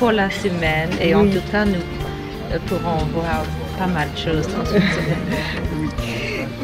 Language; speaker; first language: French; non-native, fluent; English